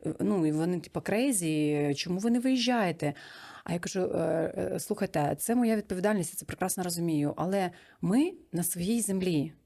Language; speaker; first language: Ukrainian; native; Ukrainian